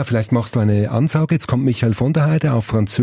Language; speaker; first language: German; native; German